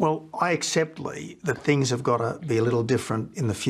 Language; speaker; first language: English; native; English